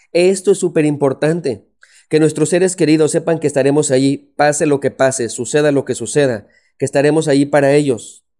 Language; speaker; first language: Spanish; native; Spanish